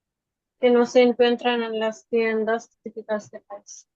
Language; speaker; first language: Spanish; non-native, fluent; Bangla